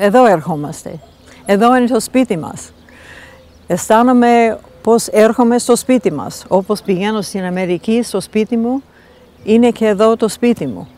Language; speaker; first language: Greek; non-native, fluent; English